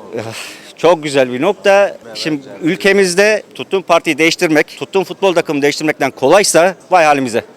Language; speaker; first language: Turkish; native; Turkish